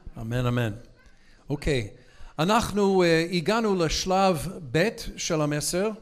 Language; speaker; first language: Hebrew; non-native, fluent; English